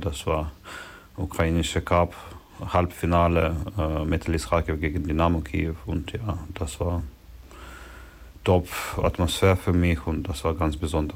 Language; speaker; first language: German; non-native, learner; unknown